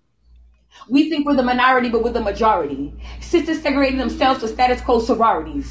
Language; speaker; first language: English; native; English